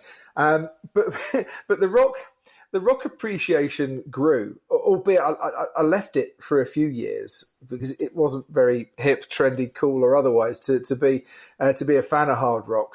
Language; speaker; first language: English; native; English